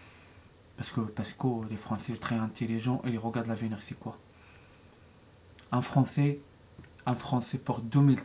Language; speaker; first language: French; non-native, learner; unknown